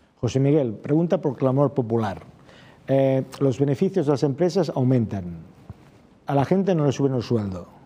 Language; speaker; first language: Spanish; non-native, local second language; Catalan